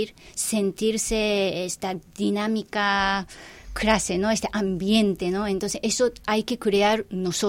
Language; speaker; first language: Spanish; non-native, fluent; Japanese